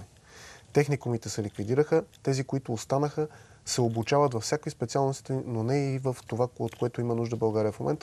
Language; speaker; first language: Bulgarian; native; Bulgarian